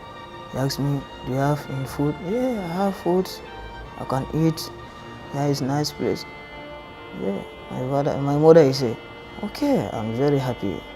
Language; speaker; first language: English; non-native, learner; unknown